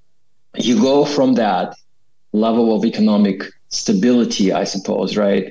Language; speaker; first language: English; non-native, fluent; Russian